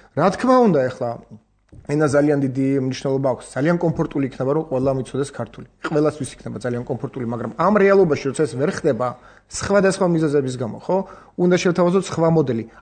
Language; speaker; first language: Georgian; non-native, local second language; Armenian